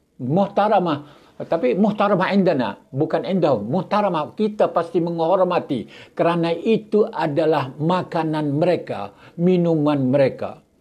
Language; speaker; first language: Malay; native; Malay